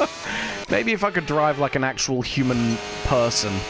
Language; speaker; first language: English; native; English